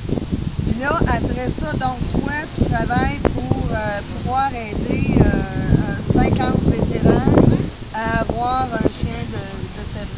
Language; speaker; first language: French; native; French